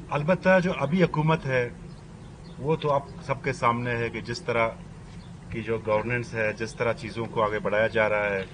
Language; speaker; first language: Urdu; non-native, local second language; Baluchi